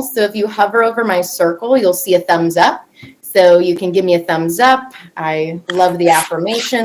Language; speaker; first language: English; native; English